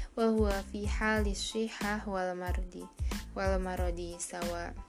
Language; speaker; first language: Arabic; non-native, fluent; Indonesian